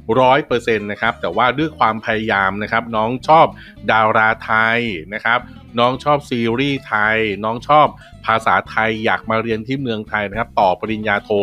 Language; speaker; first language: Thai; native; Thai